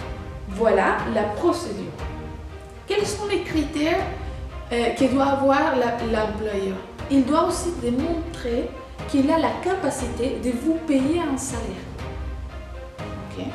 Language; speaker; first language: French; non-native, fluent; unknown